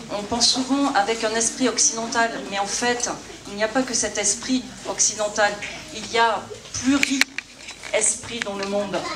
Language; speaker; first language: French; native; French